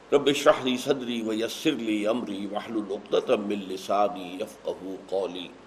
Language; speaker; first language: Urdu; native; Urdu